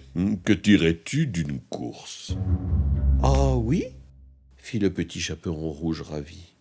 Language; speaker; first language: French; native; French